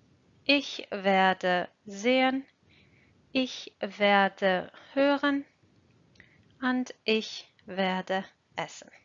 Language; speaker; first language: German; non-native, fluent; English